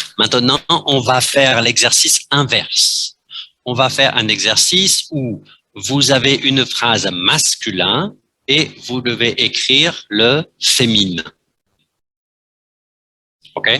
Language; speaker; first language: French; non-native, fluent; Vietnamese